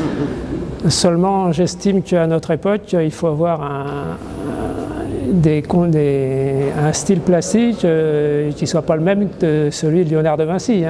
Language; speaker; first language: French; native; French